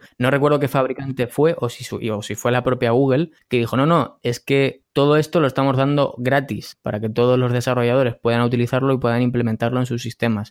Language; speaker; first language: Spanish; native; Spanish